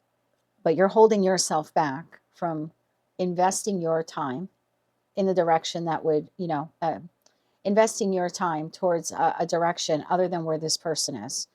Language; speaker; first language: English; native; English